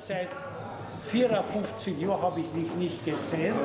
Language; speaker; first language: German; early bilingual, other home language; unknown